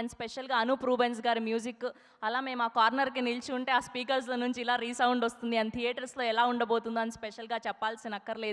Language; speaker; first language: Telugu; native; Telugu